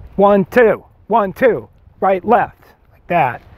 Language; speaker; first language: English; native; English